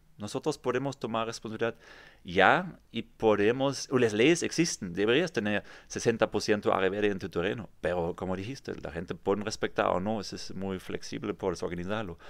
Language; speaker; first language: Spanish; non-native, fluent; German